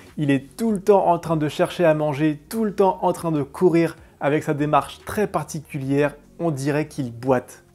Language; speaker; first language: French; native; French